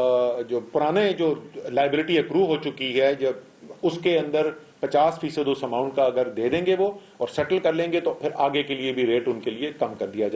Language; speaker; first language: Urdu; native; Urdu